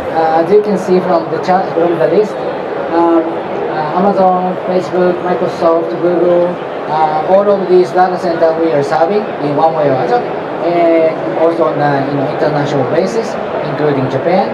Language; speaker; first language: English; non-native, fluent; Japanese